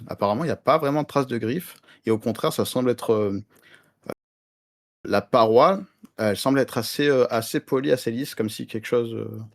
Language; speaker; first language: French; native; French